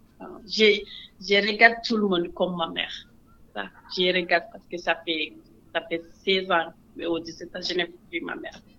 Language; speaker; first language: French; non-native, local second language; Wolof